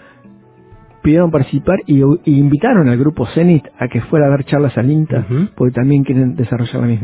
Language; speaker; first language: Spanish; native; Spanish